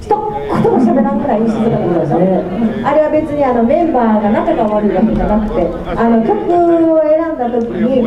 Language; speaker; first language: Japanese; native; Japanese